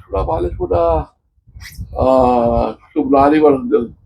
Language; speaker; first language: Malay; non-native, learner; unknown